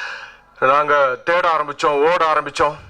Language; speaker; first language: Tamil; native; Tamil